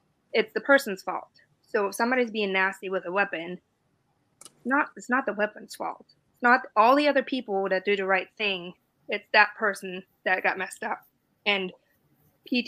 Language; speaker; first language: English; non-native, fluent; German